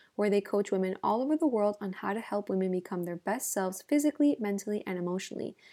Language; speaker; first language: English; native; English